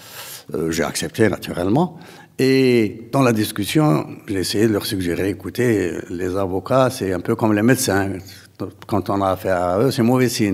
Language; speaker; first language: French; non-native, local second language; Arabic